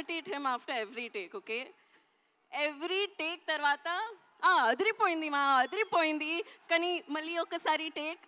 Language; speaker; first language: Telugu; non-native, local second language; Hindi